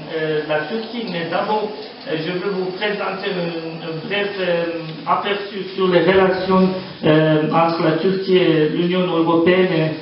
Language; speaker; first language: French; non-native, learner; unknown